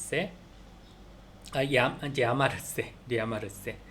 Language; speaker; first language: Spanish; non-native, learner; Korean